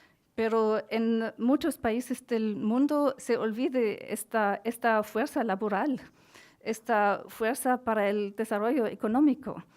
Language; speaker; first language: Spanish; non-native, fluent; German